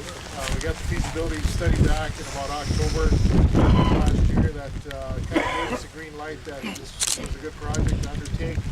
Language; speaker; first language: English; native; English